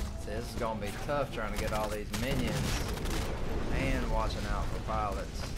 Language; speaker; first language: English; native; English